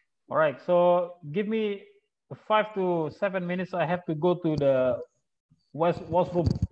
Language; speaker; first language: English; non-native, fluent; Indonesian